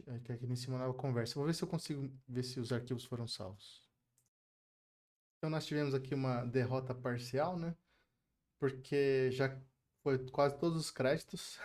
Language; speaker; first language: Portuguese; native; Portuguese